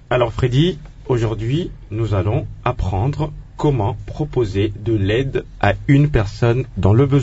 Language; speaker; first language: French; non-native, local second language; Lingala